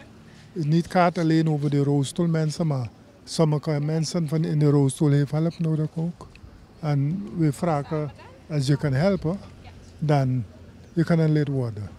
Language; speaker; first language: Dutch; non-native, local second language; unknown